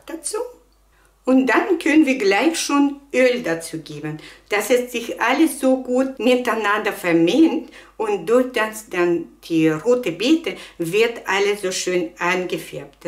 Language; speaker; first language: German; non-native, fluent; Russian